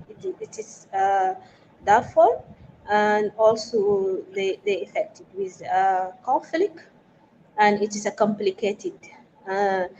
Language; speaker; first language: English; non-native, fluent; Arabic